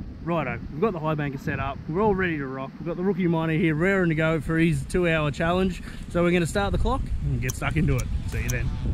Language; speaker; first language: English; native; English